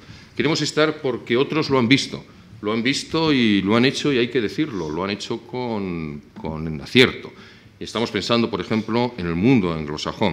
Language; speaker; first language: Spanish; native; Spanish